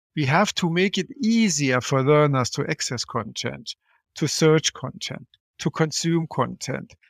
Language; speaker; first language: English; non-native, fluent; German